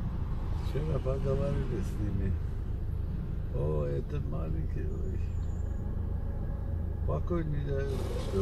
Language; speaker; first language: Russian; non-native, local second language; Armenian